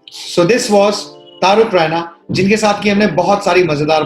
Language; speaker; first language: Hindi; native; Hindi